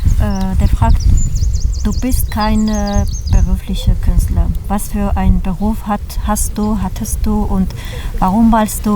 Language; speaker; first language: German; non-native, fluent; Armenian